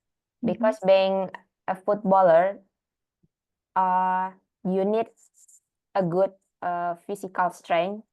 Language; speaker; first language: English; non-native, learner; Indonesian